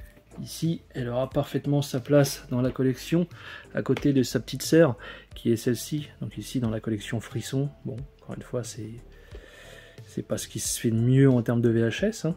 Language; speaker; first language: French; native; French